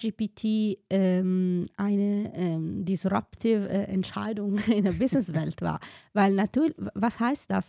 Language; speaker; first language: German; non-native, fluent; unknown